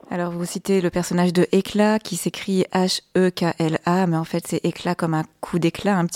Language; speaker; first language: French; native; French